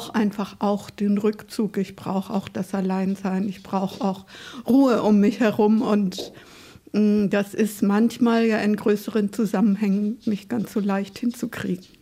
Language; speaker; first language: German; native; German